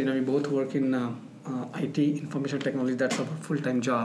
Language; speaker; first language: English; non-native, local second language; Marathi